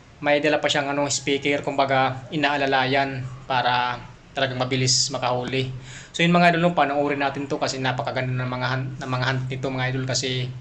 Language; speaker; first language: Filipino; non-native, local second language; Bikol